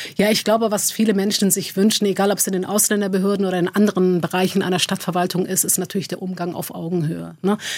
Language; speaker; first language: German; early bilingual, other home language; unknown